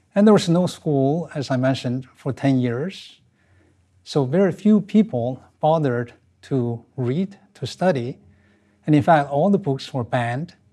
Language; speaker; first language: English; non-native, fluent; Chinese